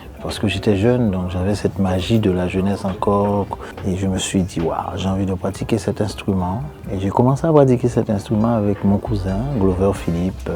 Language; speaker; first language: French; native; French